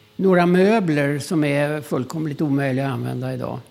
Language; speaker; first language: Swedish; early bilingual, other home language; German